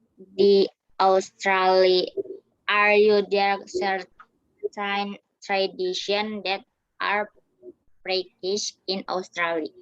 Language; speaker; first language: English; non-native, learner; Indonesian